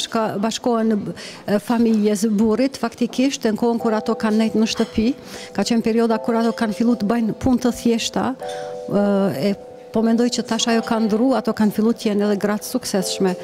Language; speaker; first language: Albanian; native; Albanian